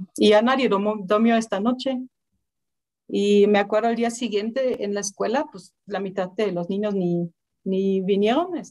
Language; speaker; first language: Spanish; non-native, fluent; German